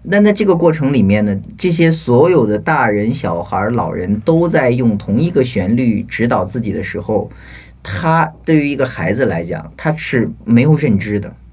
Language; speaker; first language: Chinese; native; Chinese